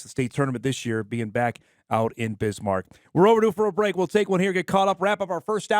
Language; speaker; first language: English; native; English